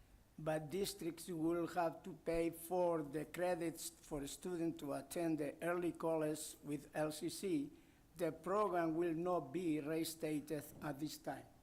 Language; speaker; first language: English; non-native, fluent; Spanish